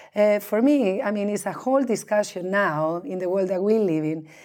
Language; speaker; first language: English; non-native, fluent; Spanish